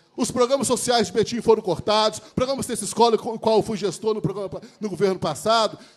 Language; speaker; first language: Portuguese; native; Portuguese